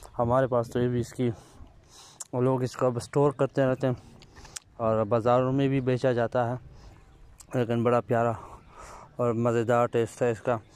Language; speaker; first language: Urdu; non-native, local second language; Pashto